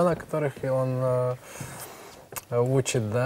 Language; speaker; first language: Russian; non-native, local second language; Latvian